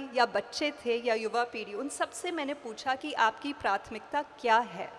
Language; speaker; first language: Hindi; native; Hindi